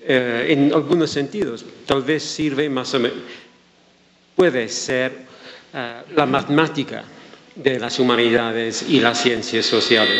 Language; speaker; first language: Spanish; non-native, fluent; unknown